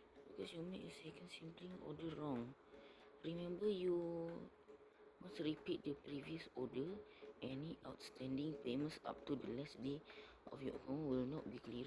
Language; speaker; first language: English; non-native, local second language; Malay